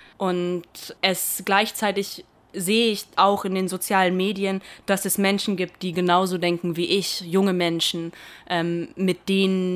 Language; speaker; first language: German; early bilingual, heritage; Portuguese